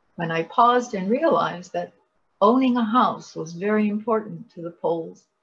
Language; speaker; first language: English; native; English